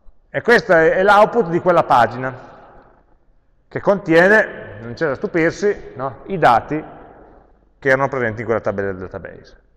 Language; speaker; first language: Italian; native; Italian